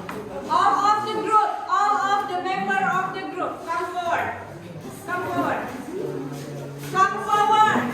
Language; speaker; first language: English; non-native, fluent; Indonesian